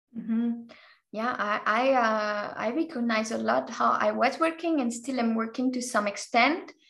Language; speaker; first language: English; non-native, fluent; French